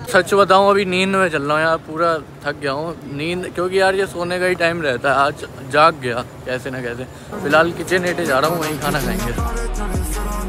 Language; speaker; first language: Hindi; native; Hindi